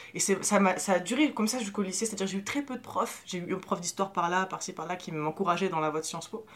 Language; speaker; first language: French; early bilingual, other home language; Arabic